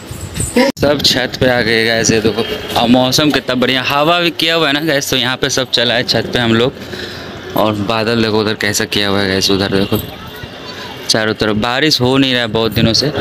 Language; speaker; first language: Hindi; native; Hindi